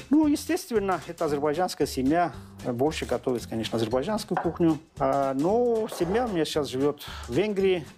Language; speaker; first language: Russian; non-native, local second language; Azerbaijani